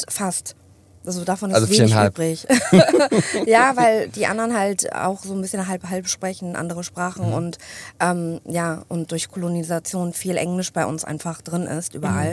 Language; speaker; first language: German; early bilingual, other home language; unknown